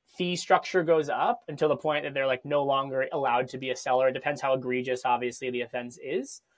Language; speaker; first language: English; native; English